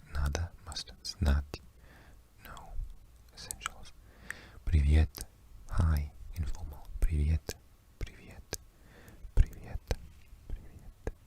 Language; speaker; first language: Russian; non-native, learner; English